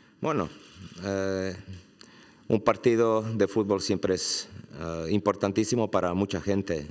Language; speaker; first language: Spanish; non-native, fluent; Croatian